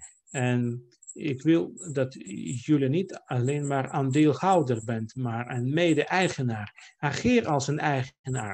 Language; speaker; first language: Dutch; non-native, fluent; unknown